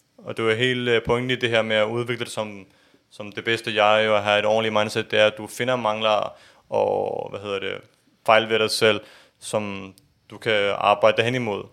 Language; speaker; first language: Danish; early bilingual, other home language; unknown